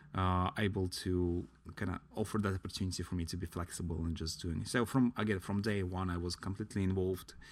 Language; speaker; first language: English; non-native, fluent; Latvian